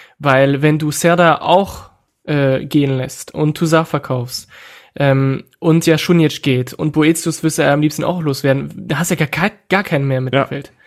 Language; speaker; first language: German; non-native, fluent; French